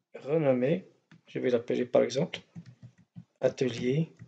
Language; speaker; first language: French; non-native, local second language; Arabic